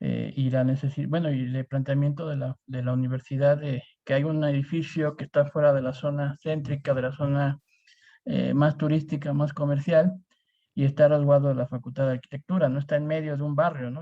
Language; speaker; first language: Spanish; native; Spanish